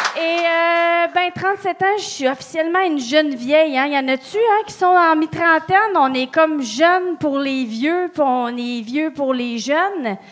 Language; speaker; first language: French; native; French